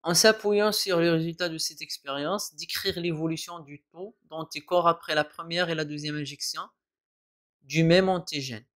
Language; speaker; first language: French; non-native, local second language; Arabic